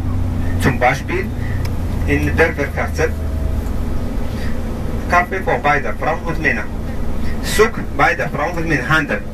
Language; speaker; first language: German; non-native, learner; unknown